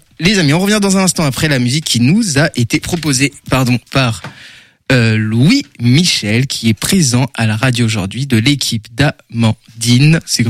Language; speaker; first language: French; native; French